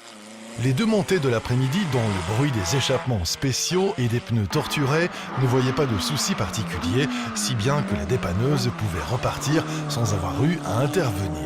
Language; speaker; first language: French; native; French